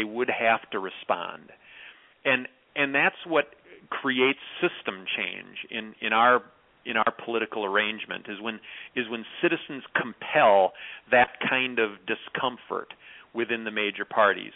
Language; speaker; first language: English; native; English